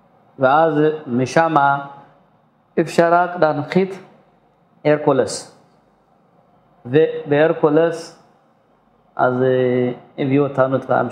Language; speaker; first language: Hebrew; non-native, fluent; Amharic